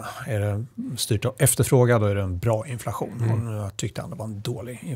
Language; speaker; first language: Swedish; native; Swedish